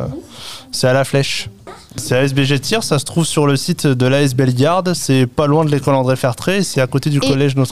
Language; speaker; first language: French; native; French